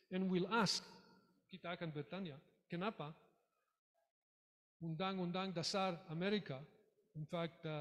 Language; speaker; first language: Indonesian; non-native, learner; English